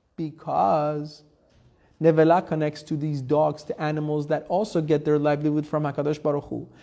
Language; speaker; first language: English; early bilingual, heritage; Persian